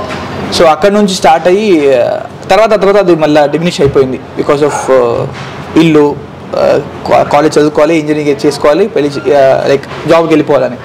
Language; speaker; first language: Telugu; native; Telugu